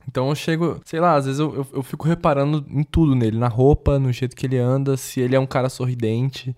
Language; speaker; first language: Portuguese; native; Portuguese